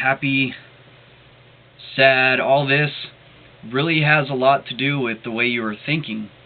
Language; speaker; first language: English; native; English